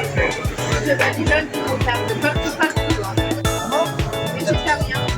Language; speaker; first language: French; non-native, fluent; Spanish